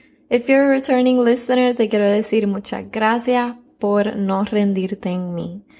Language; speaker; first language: Spanish; early bilingual, heritage; Spanish